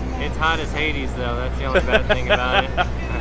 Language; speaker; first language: English; native; English